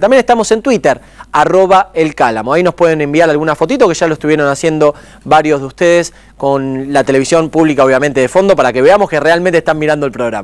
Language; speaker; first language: Spanish; native; Spanish